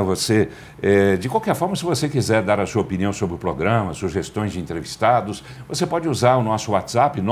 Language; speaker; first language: Portuguese; native; Portuguese